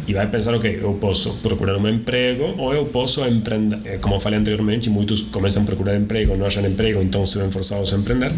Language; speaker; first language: Portuguese; non-native, fluent; Spanish